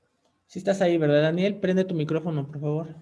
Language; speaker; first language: Spanish; native; Spanish